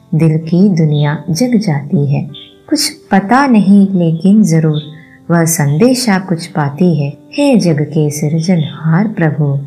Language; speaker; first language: Hindi; non-native, local second language; Malayalam